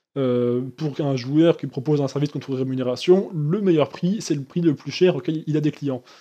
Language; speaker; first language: French; native; French